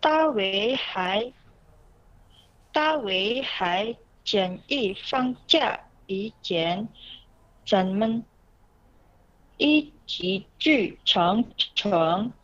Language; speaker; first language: Chinese; non-native, learner; Indonesian